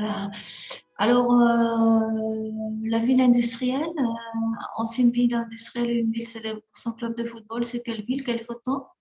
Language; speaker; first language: French; non-native, fluent; Spanish